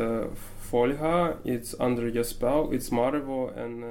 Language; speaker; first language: English; non-native, learner; Ukrainian